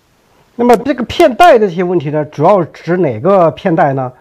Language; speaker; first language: Chinese; native; Chinese